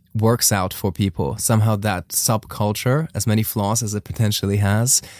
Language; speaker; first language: English; non-native, fluent; German